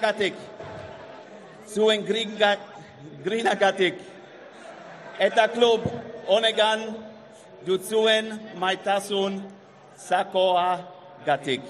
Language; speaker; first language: Basque; non-native, learner; English